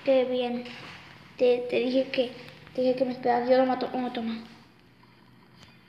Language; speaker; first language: Spanish; native; Spanish